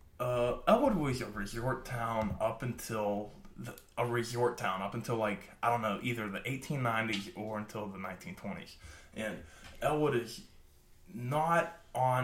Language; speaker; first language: English; native; English